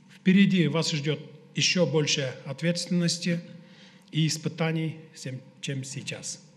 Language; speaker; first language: Russian; non-native, local second language; Kyrgyz